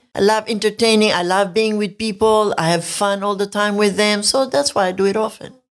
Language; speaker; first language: English; non-native, local second language; Spanish